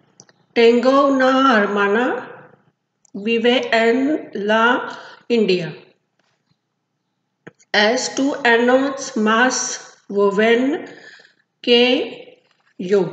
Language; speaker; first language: Spanish; non-native, learner; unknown